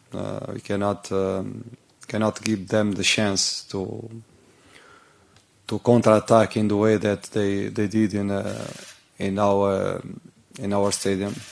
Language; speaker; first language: English; non-native, learner; Portuguese